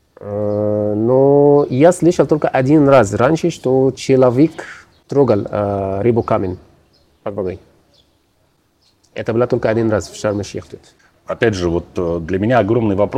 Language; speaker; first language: Russian; non-native, learner; Arabic